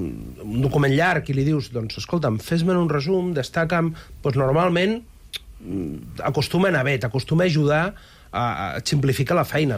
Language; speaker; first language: Catalan; native; Catalan